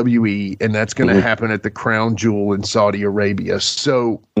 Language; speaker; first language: English; native; English